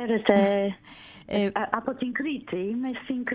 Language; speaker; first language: Greek; non-native, learner; English